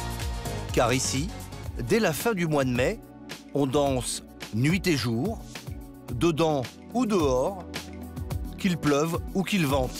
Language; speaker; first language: French; native; French